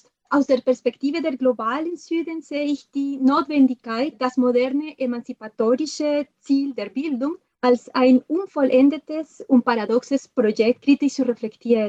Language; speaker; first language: German; non-native, fluent; Spanish